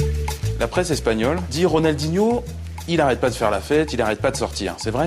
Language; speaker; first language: French; native; French